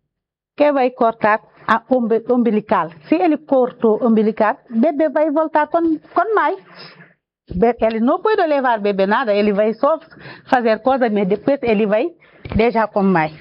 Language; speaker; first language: Portuguese; non-native, learner; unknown